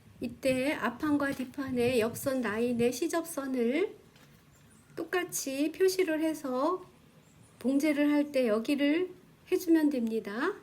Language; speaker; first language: Korean; native; Korean